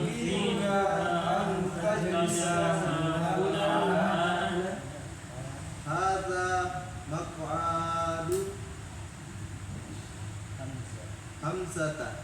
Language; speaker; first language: Arabic; non-native, learner; Indonesian